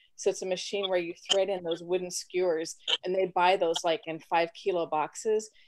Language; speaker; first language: English; native; English